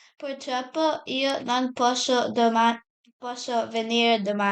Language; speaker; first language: Italian; non-native, learner; Serbian